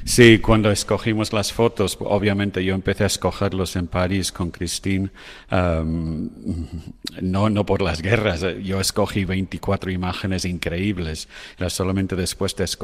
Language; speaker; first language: Spanish; non-native, fluent; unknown